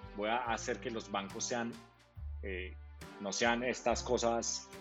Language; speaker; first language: Spanish; native; Spanish